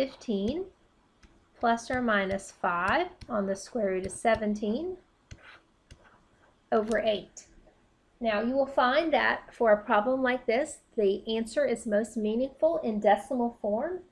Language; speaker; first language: English; native; English